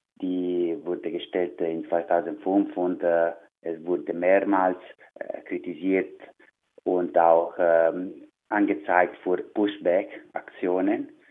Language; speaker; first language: German; non-native, learner; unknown